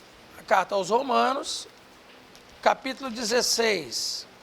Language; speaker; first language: Portuguese; native; Portuguese